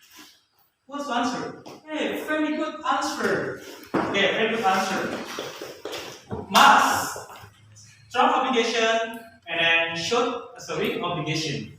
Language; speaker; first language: English; non-native, learner; Indonesian